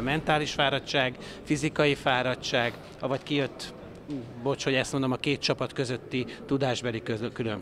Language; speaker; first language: Hungarian; native; Hungarian